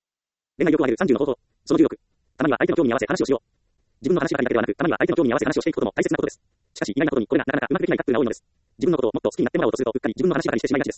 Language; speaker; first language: Japanese; native; Japanese